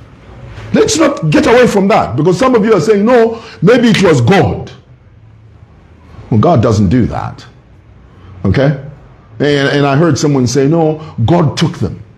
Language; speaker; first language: English; non-native, local second language; Bemba